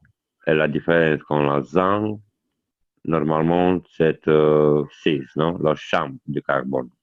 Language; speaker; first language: French; non-native, learner; Italian